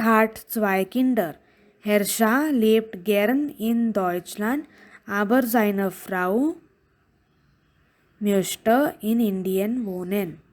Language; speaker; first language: German; non-native, fluent; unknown